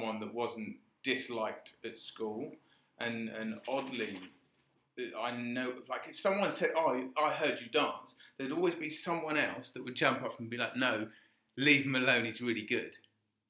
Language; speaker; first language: English; native; English